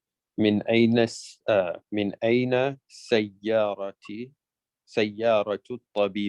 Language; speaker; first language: Arabic; non-native, learner; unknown